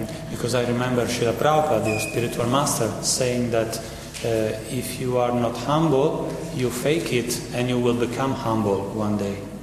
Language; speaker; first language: English; non-native, fluent; Italian